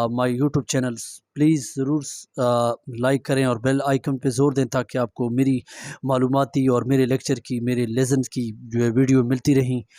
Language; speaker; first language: Urdu; non-native, local second language; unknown